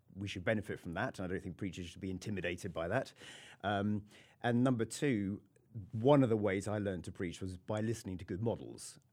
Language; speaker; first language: English; native; English